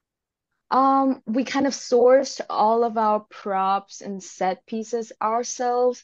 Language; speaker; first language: English; non-native, local second language; Cantonese